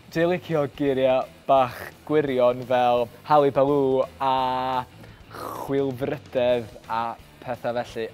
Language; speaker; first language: Welsh; native; Welsh